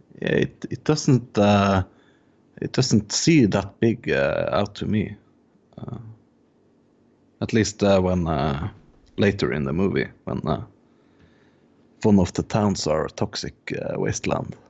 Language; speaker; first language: English; non-native, fluent; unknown